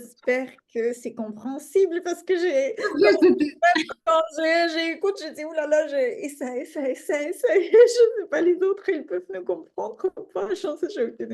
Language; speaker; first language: French; non-native, fluent; Russian